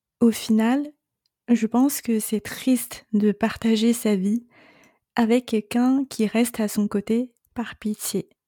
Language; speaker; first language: French; non-native, fluent; Chinese